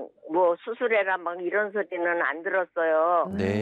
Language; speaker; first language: Korean; native; Korean